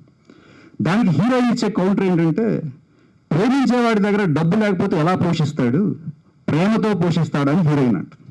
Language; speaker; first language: Telugu; native; Telugu